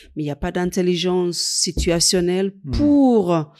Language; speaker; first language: French; non-native, fluent; English